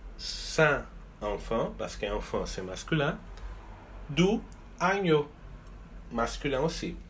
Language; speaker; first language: French; non-native, fluent; Portuguese